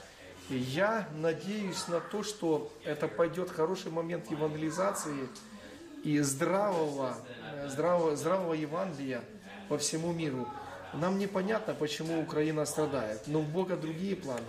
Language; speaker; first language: Russian; non-native, local second language; Ukrainian